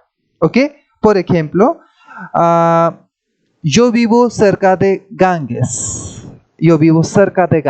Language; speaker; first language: Spanish; non-native, fluent; Hindi